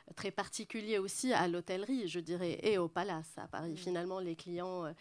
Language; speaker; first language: French; non-native, local second language; Arabic